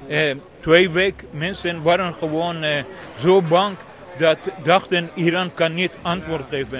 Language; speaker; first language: Dutch; non-native, learner; Persian